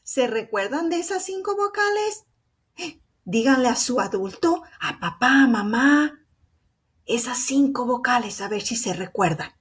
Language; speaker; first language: Spanish; early bilingual, heritage; Spanish